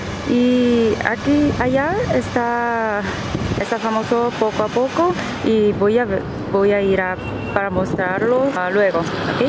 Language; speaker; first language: Spanish; non-native, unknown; Korean